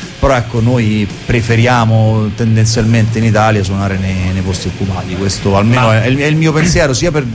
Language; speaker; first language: Italian; native; Italian